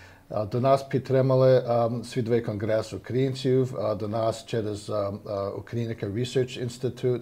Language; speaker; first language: Ukrainian; early bilingual, heritage; Ukrainian